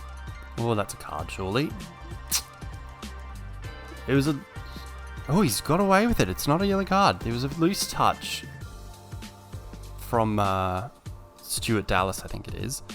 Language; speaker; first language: English; native; English